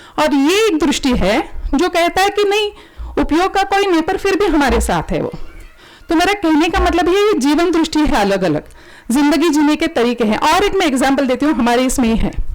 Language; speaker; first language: Hindi; non-native, local second language; Marathi